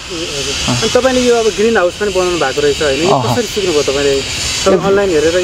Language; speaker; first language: Nepali; native; Nepali